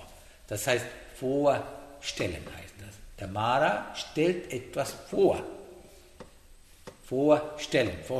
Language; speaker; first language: German; non-native, fluent; Sinhala